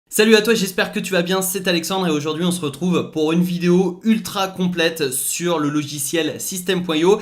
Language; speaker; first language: French; native; French